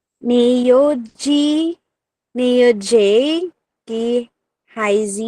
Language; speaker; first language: Chinese; non-native, learner; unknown